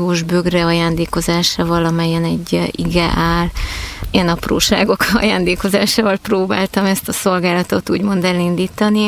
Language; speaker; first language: Hungarian; native; Hungarian